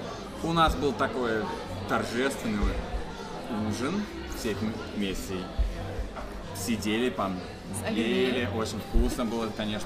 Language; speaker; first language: Russian; non-native, fluent; English